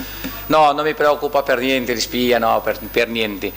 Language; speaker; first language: Italian; non-native, fluent; Portuguese